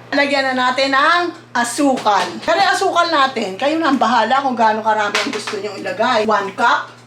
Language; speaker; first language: Filipino; native; Filipino